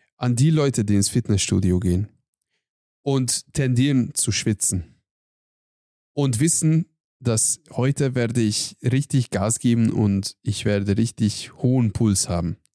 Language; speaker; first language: German; non-native, fluent; Hungarian